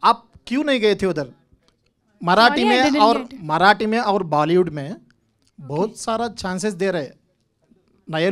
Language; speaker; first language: Hindi; non-native, local second language; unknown